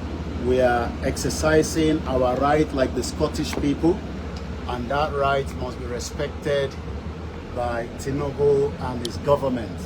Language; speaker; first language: English; non-native, local second language; Yoruba